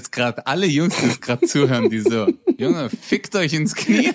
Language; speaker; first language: German; early bilingual, other home language; Turkish